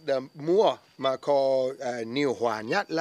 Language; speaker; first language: Vietnamese; non-native, fluent; English